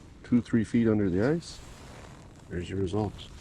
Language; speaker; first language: English; native; English